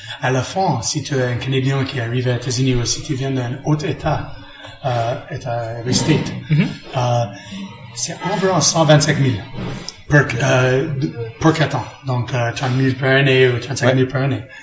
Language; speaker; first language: French; non-native, learner; English